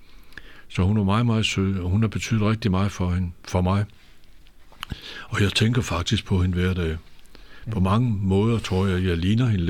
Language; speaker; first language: Danish; native; Danish